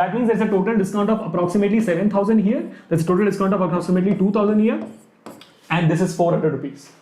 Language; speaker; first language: English; non-native, local second language; Hindi